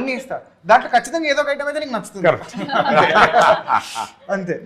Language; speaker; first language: Telugu; native; Telugu